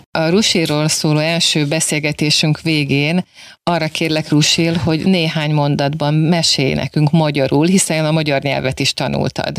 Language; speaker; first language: Hungarian; native; Hungarian